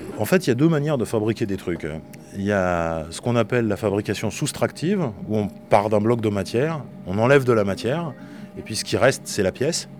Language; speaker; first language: French; native; French